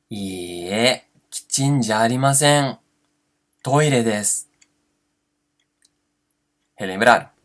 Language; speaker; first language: Japanese; non-native, fluent; Portuguese